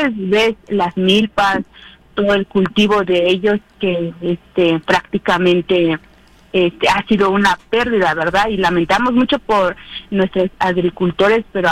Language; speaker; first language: Spanish; non-native, local second language; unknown